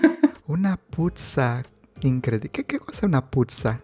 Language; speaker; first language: Italian; non-native, learner; Spanish